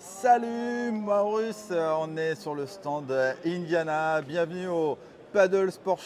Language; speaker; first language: French; native; French